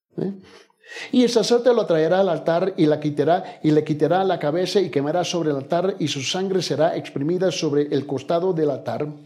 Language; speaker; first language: Spanish; early bilingual, heritage; Spanish